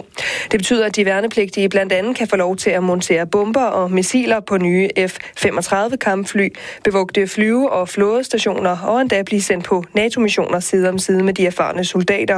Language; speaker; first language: Danish; native; Danish